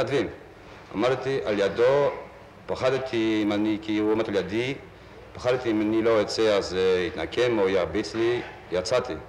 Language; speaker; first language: Hebrew; non-native, fluent; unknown